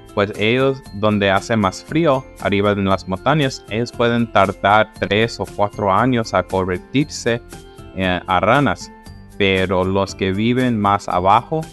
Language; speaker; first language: Spanish; early bilingual, heritage; Spanish